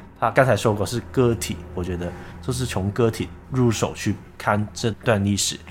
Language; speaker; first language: Chinese; non-native, local second language; Cantonese